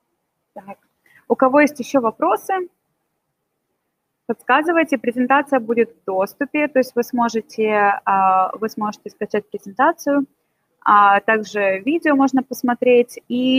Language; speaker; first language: Russian; native; Russian